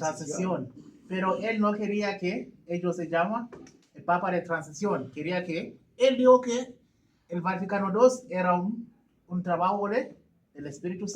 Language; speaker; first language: Spanish; non-native, learner; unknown